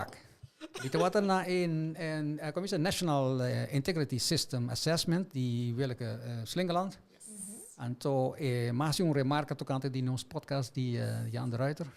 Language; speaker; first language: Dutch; non-native, local second language; Papiamento